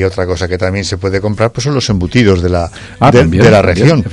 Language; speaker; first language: Spanish; native; Spanish